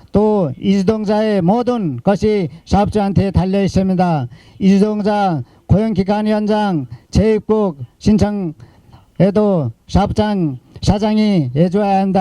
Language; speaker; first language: Korean; non-native, fluent; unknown